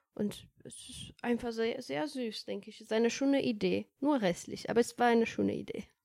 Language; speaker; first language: German; non-native, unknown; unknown